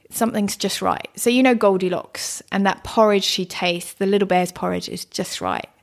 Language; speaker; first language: English; early bilingual, other home language; German